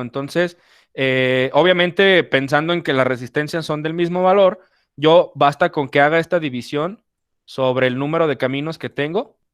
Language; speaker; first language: Spanish; native; Spanish